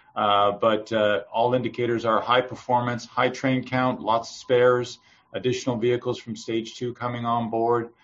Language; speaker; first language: English; native; English